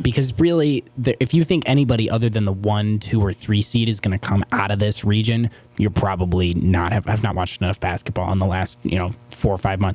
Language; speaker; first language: English; native; English